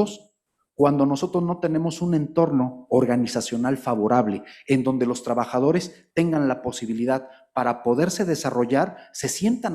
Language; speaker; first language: Spanish; native; Spanish